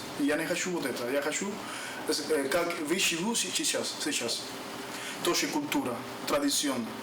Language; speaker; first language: Russian; non-native, learner; Spanish